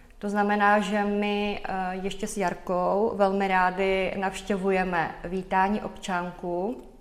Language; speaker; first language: Czech; native; Czech